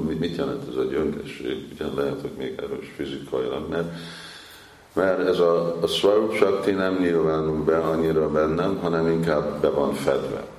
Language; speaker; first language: Hungarian; early bilingual, heritage; Hungarian